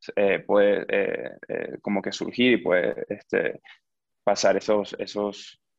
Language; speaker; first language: Spanish; native; Spanish